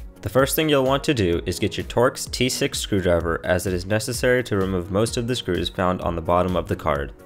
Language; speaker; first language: English; native; English